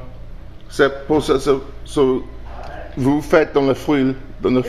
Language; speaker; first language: French; non-native, learner; English